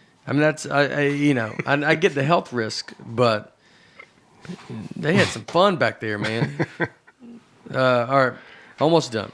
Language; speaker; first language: English; native; English